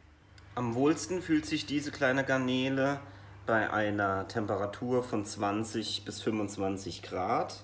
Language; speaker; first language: German; native; German